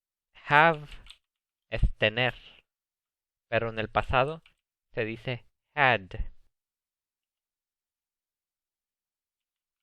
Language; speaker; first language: Spanish; early bilingual, heritage; Spanish